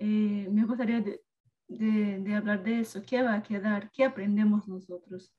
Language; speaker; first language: Spanish; non-native, learner; Portuguese